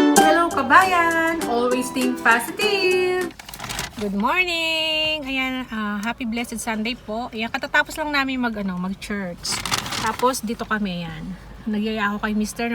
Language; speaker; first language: Filipino; native; Filipino